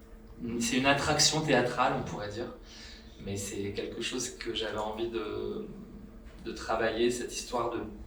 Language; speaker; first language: French; native; French